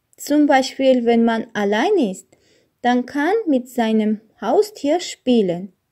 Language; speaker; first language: German; non-native, learner; Armenian